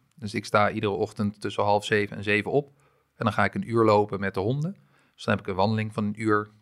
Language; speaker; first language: Dutch; early bilingual, other home language; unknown